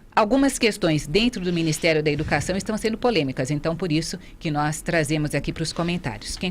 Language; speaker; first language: Portuguese; native; Portuguese